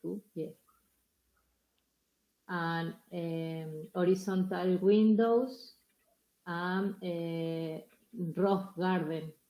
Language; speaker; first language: English; non-native, learner; Spanish